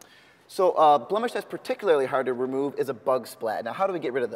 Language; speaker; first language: English; native; English